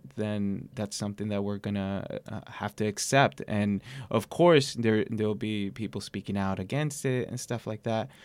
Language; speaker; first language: English; native; English